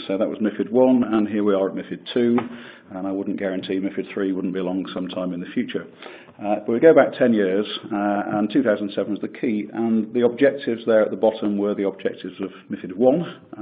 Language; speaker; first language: English; native; English